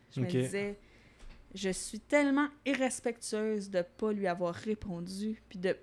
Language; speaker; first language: French; native; French